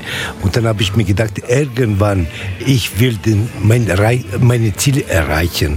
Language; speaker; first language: German; non-native, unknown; Italian